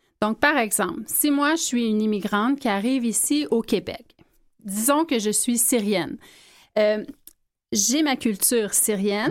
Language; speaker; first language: French; native; French